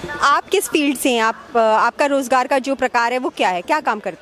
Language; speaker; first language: Hindi; native; Hindi